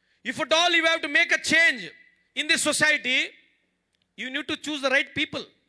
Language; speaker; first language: English; non-native, local second language; Kannada